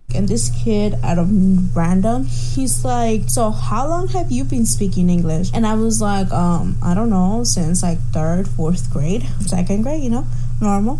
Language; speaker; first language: English; non-native, fluent; Spanish